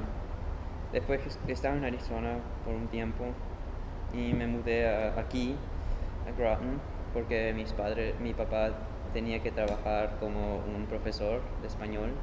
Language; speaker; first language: Spanish; early bilingual, heritage; Spanish